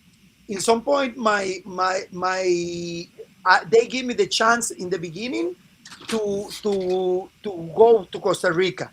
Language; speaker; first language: English; non-native, fluent; Spanish